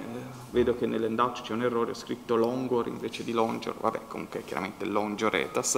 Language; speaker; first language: Italian; native; Italian